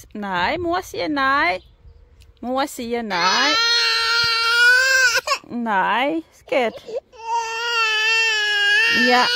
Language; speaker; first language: Danish; non-native, learner; English